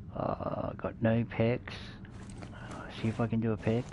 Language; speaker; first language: English; native; English